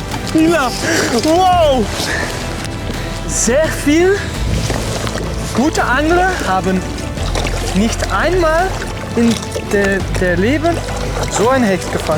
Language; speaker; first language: German; non-native, learner; Dutch